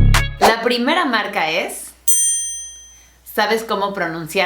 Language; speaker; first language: Spanish; non-native, fluent; English